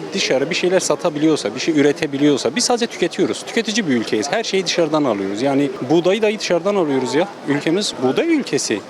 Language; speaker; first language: Turkish; native; Turkish